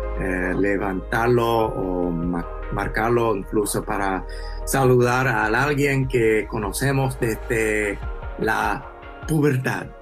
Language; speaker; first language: Spanish; early bilingual, heritage; English